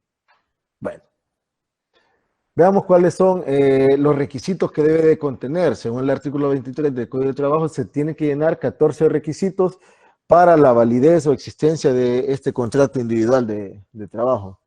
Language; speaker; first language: Spanish; native; Spanish